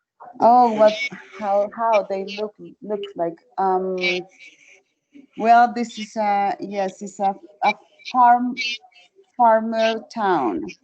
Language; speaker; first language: English; non-native, fluent; Spanish